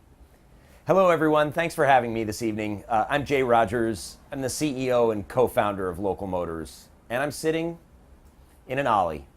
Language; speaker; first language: English; native; English